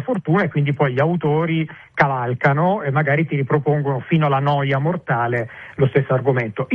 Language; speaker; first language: Italian; native; Italian